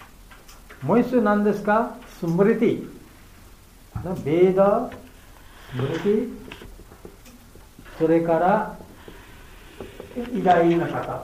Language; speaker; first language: Japanese; non-native, learner; Bangla